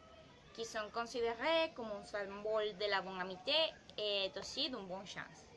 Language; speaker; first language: French; non-native, learner; Spanish